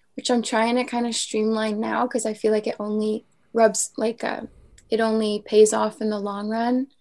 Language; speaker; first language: English; native; English